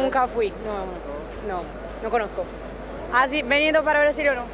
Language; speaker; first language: Spanish; non-native, learner; Portuguese